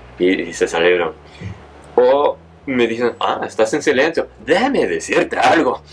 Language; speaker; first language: Spanish; early bilingual, heritage; Spanish